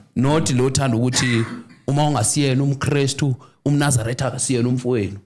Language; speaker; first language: Zulu; native; Zulu